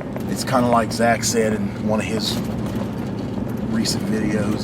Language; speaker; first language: English; native; English